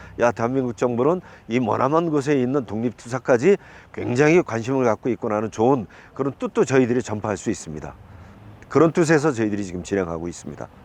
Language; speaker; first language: Korean; native; Korean